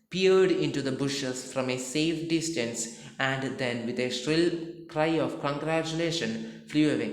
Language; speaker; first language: English; non-native, local second language; Malayalam